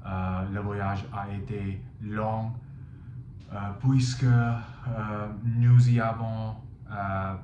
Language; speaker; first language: French; non-native, fluent; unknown